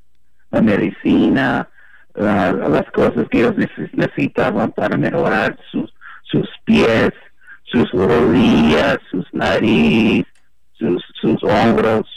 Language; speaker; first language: Spanish; early bilingual, heritage; Spanish